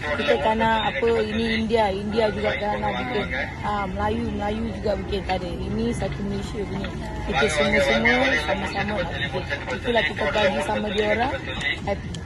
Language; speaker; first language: Malay; non-native, local second language; Tamil